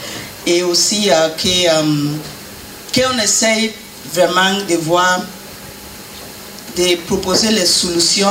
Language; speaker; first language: French; non-native, learner; English